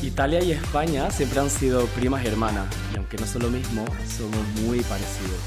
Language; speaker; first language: Spanish; native; Spanish